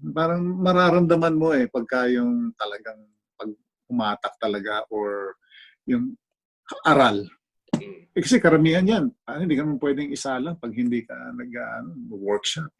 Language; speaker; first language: Filipino; native; Filipino